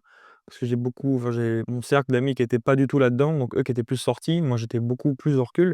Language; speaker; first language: French; native; French